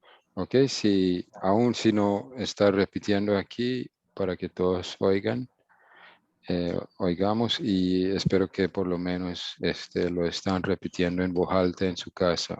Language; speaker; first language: Spanish; non-native, fluent; English